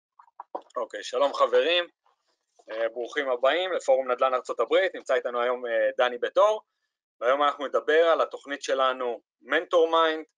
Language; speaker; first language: Hebrew; native; Hebrew